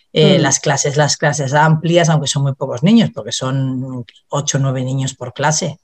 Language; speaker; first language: Spanish; native; Spanish